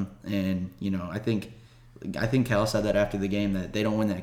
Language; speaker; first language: English; native; English